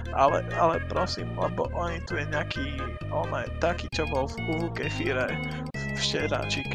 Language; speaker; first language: Slovak; native; Slovak